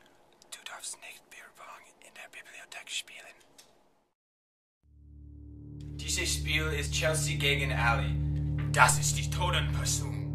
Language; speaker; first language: German; non-native, learner; English